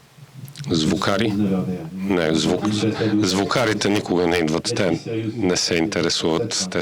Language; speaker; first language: Bulgarian; native; Bulgarian